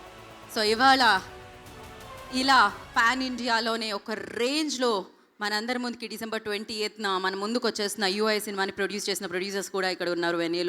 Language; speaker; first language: Telugu; native; Telugu